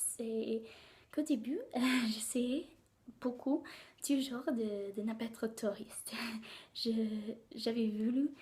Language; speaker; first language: French; non-native, learner; English